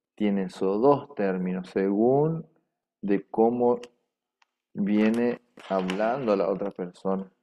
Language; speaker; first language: Spanish; non-native, local second language; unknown